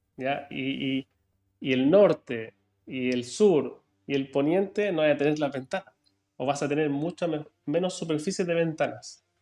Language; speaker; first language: Spanish; native; Spanish